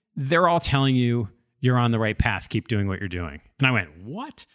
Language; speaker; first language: English; native; English